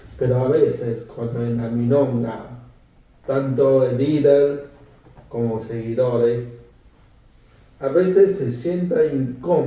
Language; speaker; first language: Spanish; non-native, fluent; Chinese